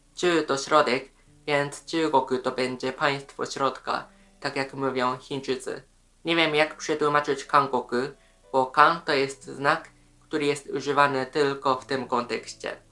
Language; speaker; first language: Polish; non-native, fluent; Japanese